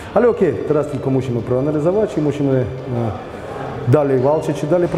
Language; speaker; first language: Polish; non-native, fluent; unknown